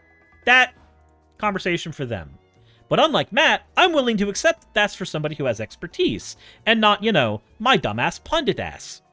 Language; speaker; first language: English; native; English